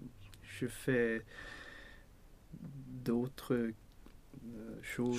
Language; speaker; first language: French; non-native, learner; Swedish